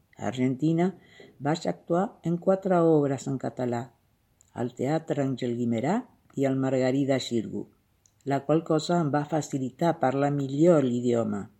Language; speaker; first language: Catalan; non-native, fluent; Spanish